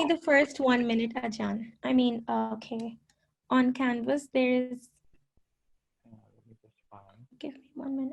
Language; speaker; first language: English; non-native, fluent; Thai